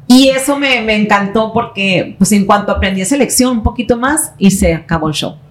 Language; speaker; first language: Spanish; native; Spanish